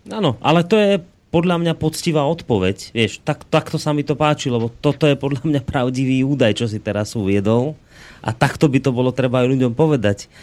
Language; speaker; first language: Slovak; native; Slovak